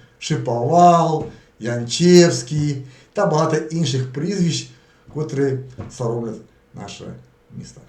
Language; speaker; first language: Ukrainian; native; Ukrainian